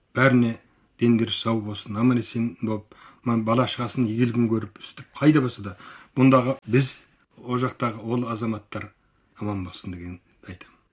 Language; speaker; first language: Kazakh; early bilingual, heritage; Kazakh